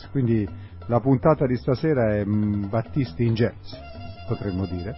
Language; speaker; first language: Italian; native; Italian